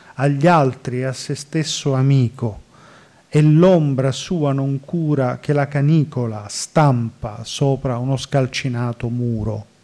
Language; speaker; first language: Italian; native; Italian